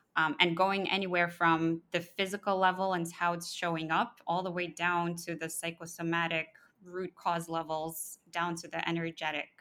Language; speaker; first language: English; early bilingual, other home language; Russian